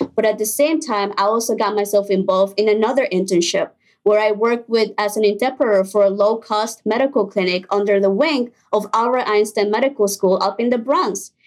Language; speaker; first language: English; early bilingual, other home language; Spanish